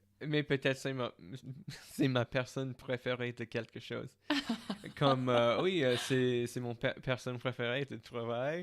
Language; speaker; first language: French; non-native, fluent; English